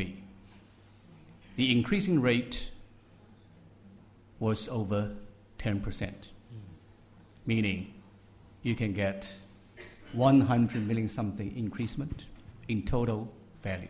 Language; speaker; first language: English; non-native, fluent; Chinese